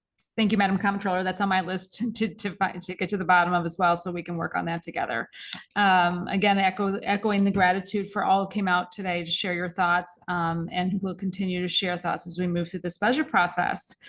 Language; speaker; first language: English; native; English